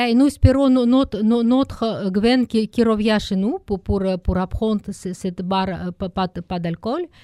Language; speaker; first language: French; non-native, learner; Russian